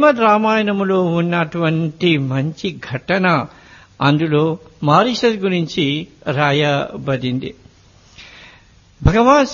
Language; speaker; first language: Telugu; non-native, fluent; Morisyen